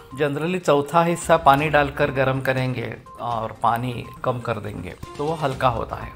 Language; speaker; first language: Hindi; non-native, local second language; Marathi